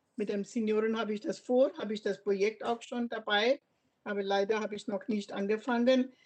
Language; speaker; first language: German; non-native, fluent; Punjabi